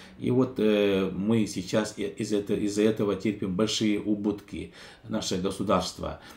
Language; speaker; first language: Russian; non-native, local second language; Kazakh